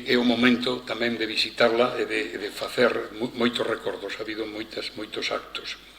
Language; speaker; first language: Galician; non-native, local second language; Spanish